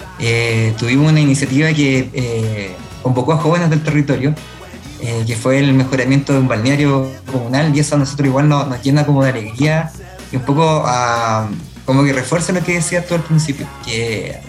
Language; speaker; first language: Spanish; native; Spanish